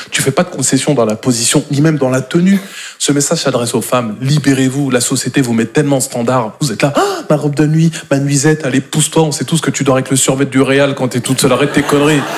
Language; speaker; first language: French; native; French